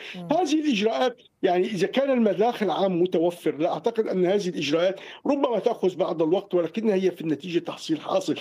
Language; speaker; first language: Arabic; native; Arabic